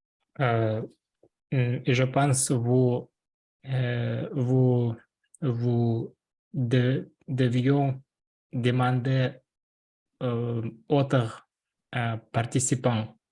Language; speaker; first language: French; non-native, learner; Russian